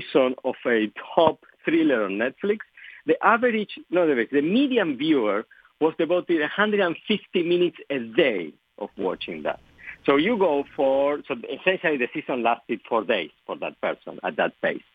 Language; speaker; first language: English; non-native, fluent; Spanish